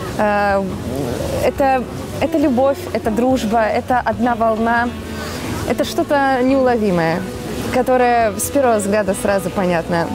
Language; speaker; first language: Russian; native; Russian